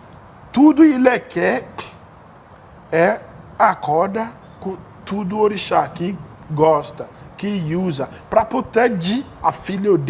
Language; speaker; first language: Portuguese; non-native, learner; Yoruba